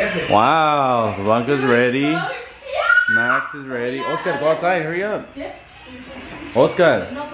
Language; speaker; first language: English; early bilingual, other home language; Spanish